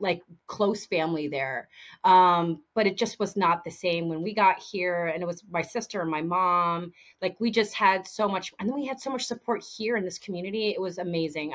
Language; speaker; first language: English; native; English